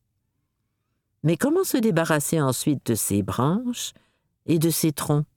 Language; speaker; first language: French; native; French